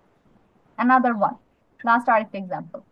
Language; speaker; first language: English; non-native, fluent; Bangla